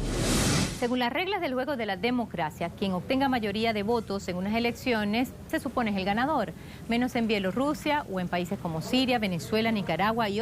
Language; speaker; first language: Spanish; native; Spanish